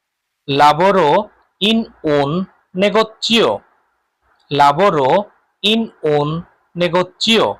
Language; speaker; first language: Italian; non-native, learner; Bangla